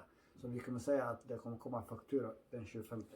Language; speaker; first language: Swedish; early bilingual, other home language; Somali